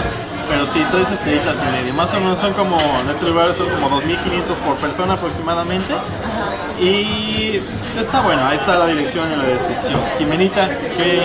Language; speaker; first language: Spanish; native; Spanish